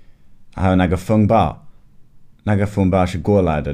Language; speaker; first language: Chinese; non-native, fluent; English